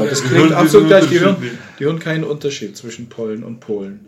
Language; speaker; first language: German; native; German